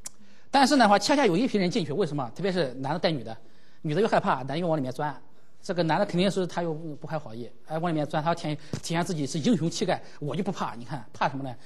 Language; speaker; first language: Chinese; native; Chinese